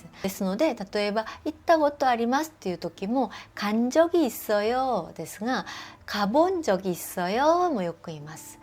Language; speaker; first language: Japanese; non-native, fluent; Korean